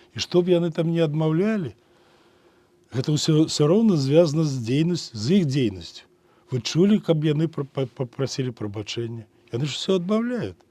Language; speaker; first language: Belarusian; native; Belarusian